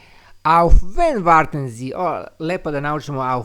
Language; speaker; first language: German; non-native, learner; Serbian